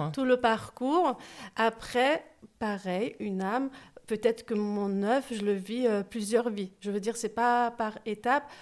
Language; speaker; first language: French; early bilingual, other home language; Turkish